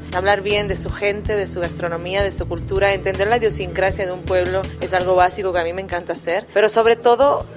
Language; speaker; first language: Spanish; native; Spanish